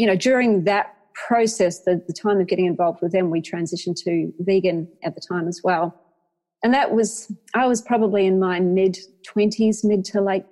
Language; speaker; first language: English; native; English